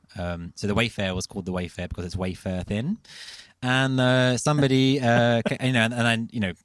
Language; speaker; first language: English; native; English